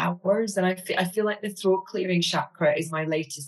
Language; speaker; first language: English; native; English